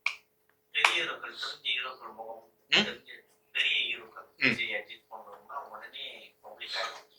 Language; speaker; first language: Tamil; native; Tamil